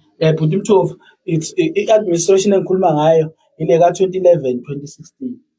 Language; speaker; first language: Zulu; native; Zulu